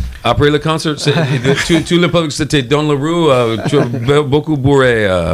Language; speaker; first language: French; non-native, learner; English